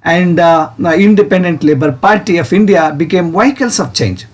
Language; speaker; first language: English; non-native, local second language; Kannada